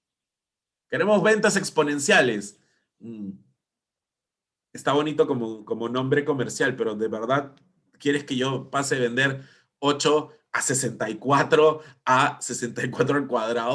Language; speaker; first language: Spanish; native; Spanish